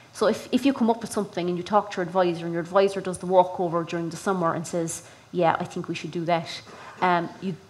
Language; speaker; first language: English; native; English